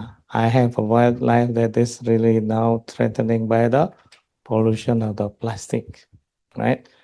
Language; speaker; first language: English; non-native, local second language; Indonesian